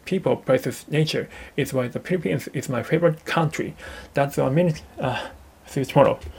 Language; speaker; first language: English; non-native, learner; Japanese